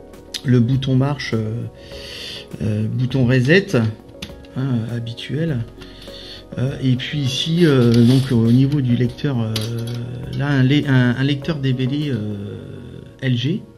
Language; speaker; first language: French; native; French